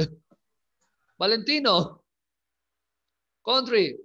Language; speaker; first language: English; non-native, learner; Spanish